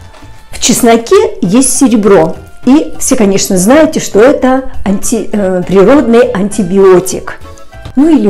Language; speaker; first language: Russian; native; Russian